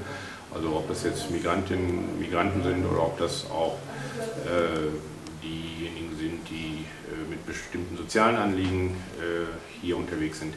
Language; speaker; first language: German; native; German